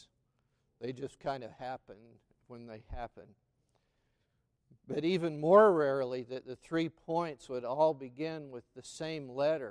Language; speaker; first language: English; native; English